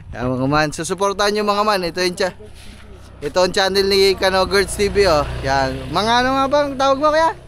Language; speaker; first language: Filipino; native; Filipino